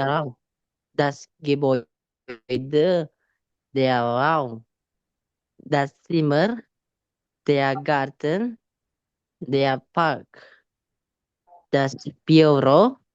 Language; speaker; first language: German; non-native, learner; Indonesian